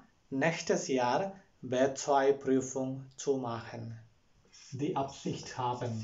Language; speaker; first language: German; non-native, fluent; Malayalam